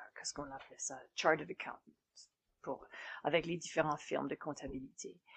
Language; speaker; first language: French; native; French